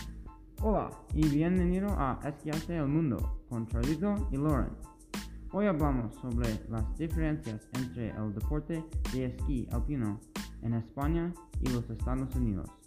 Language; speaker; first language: Spanish; non-native, learner; English